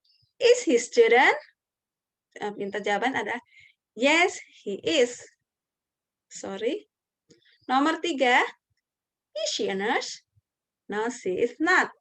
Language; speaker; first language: English; non-native, learner; Indonesian